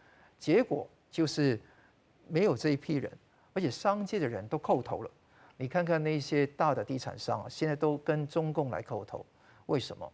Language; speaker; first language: Chinese; non-native, local second language; Cantonese